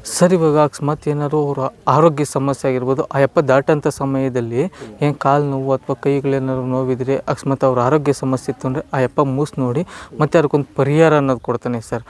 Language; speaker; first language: Kannada; native; Kannada